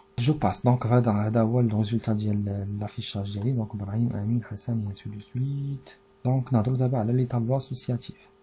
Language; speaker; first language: French; non-native, local second language; Arabic